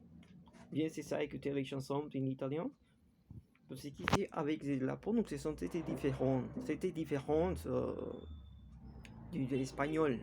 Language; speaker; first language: French; non-native, learner; Spanish